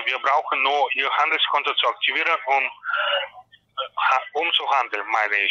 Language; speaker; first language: German; non-native, learner; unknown